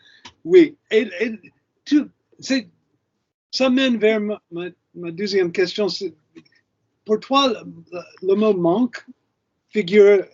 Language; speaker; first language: French; non-native, fluent; English